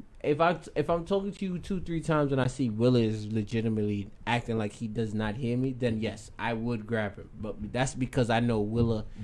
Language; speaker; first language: English; native; English